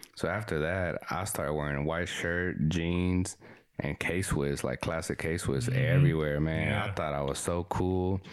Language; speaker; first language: English; early bilingual, other home language; Spanish